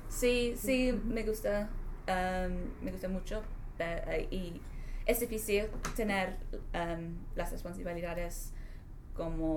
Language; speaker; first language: Spanish; non-native, learner; English